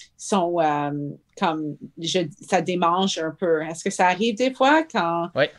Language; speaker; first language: French; native; French